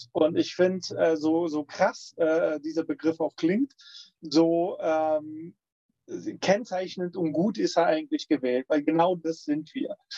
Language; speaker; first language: German; non-native, fluent; Romanian